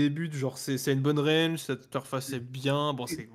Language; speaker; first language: French; native; French